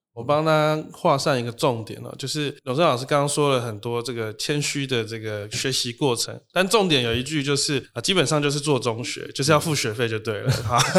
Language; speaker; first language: Chinese; native; Chinese